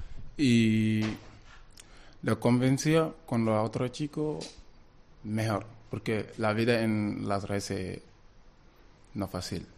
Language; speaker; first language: Spanish; non-native, learner; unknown